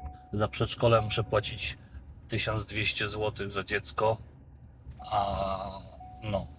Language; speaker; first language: Polish; native; Polish